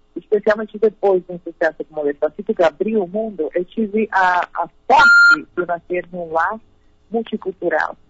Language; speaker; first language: Portuguese; early bilingual, heritage; Spanish